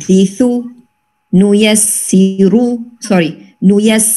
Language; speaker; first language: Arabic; non-native, learner; Urdu